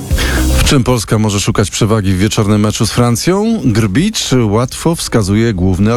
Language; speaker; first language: Polish; native; Polish